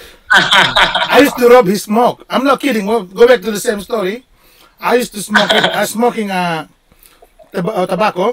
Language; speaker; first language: English; non-native, fluent; Indonesian